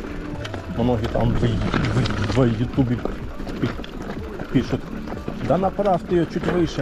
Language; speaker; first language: Russian; native; Russian